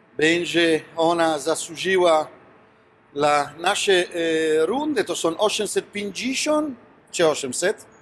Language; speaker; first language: Polish; non-native, learner; Italian